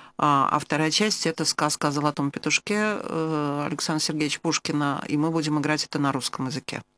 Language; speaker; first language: Russian; native; Russian